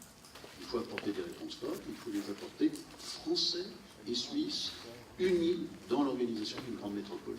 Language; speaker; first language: French; native; French